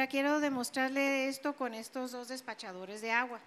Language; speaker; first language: Spanish; native; Spanish